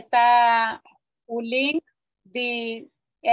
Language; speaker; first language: Spanish; non-native, fluent; Portuguese